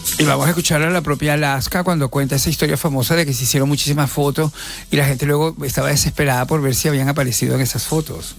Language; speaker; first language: Spanish; native; Spanish